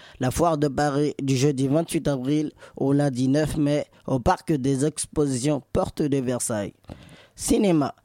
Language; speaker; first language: French; native; French